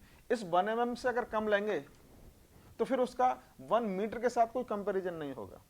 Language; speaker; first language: Hindi; native; Hindi